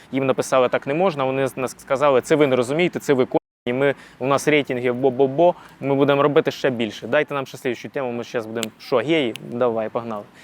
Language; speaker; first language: Ukrainian; non-native, local second language; Russian